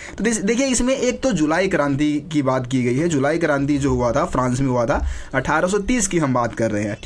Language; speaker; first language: Hindi; native; Hindi